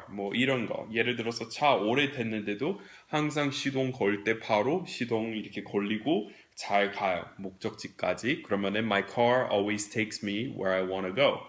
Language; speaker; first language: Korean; non-native, fluent; English